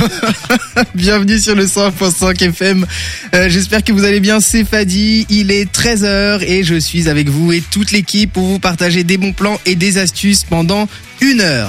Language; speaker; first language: French; native; French